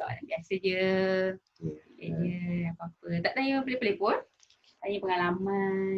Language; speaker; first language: Malay; native; Malay